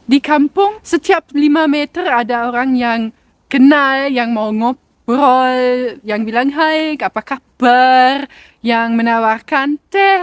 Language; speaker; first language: Indonesian; non-native, fluent; German